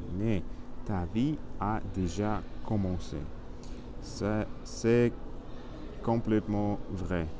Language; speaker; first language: French; non-native, learner; Spanish